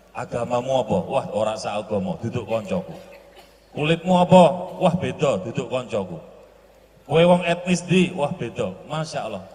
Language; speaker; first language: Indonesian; non-native, local second language; Javanese